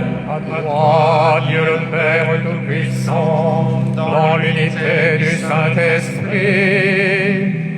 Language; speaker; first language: French; native; French